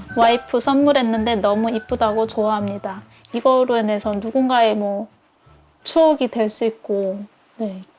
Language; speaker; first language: Korean; native; Korean